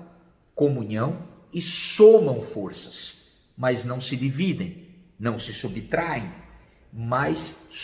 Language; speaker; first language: Portuguese; native; Portuguese